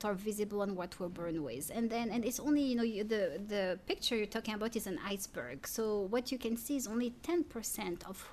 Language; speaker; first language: English; non-native, fluent; French